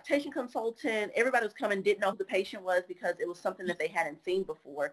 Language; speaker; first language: English; native; English